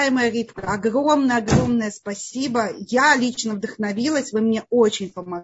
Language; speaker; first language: Russian; native; Russian